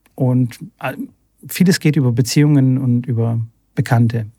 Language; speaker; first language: German; early bilingual, other home language; Bulgarian